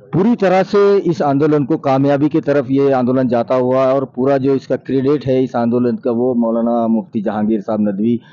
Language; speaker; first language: Urdu; native; Urdu